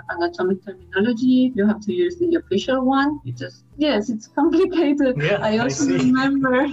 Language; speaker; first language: English; non-native, fluent; Spanish